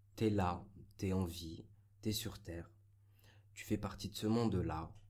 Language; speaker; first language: French; non-native, local second language; Arabic